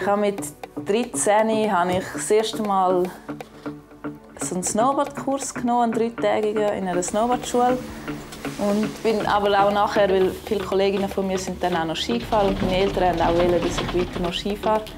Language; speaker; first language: German; non-native, local second language; Romansh